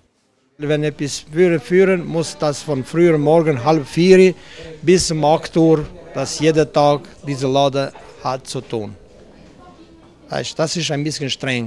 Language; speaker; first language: German; non-native, learner; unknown